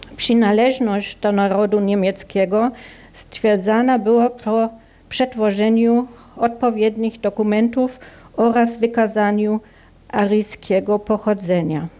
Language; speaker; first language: Polish; non-native, fluent; German